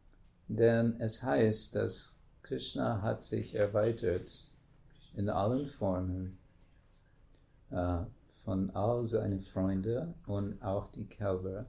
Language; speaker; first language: German; non-native, fluent; English